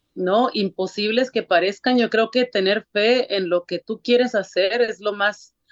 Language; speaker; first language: Spanish; early bilingual, heritage; Spanish